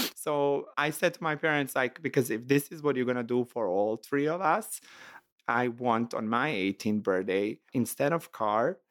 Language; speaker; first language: English; non-native, fluent; Serbian